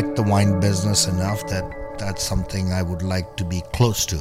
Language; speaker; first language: English; non-native, local second language; Punjabi